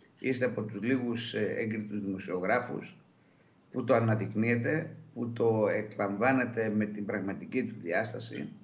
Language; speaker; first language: Greek; native; Greek